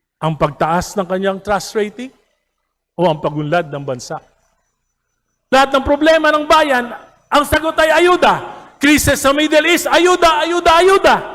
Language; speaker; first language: Filipino; native; Filipino